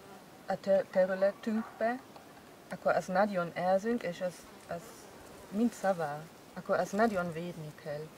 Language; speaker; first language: Hungarian; non-native, learner; German